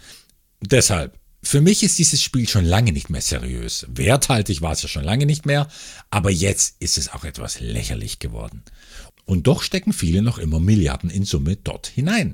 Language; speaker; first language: German; native; German